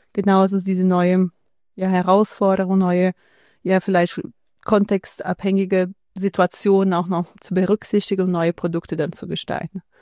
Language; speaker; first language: German; non-native, fluent; Portuguese